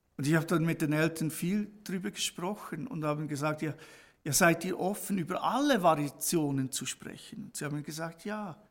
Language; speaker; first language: German; native; German